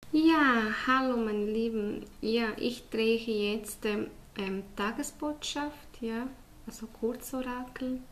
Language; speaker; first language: German; non-native, fluent; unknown